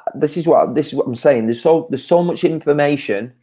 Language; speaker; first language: English; native; English